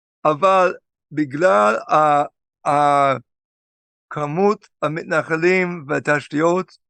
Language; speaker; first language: Hebrew; non-native, fluent; English